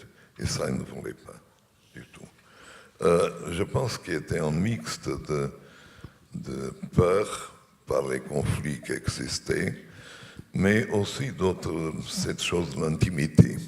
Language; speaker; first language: French; non-native, fluent; Portuguese